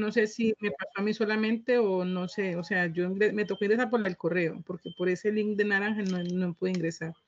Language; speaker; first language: Spanish; native; Spanish